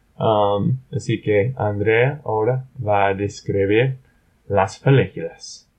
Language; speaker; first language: Spanish; non-native, learner; English